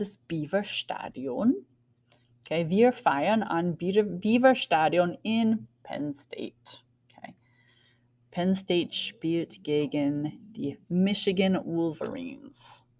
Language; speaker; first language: German; non-native, fluent; English